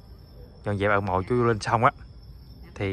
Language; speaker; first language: Vietnamese; native; Vietnamese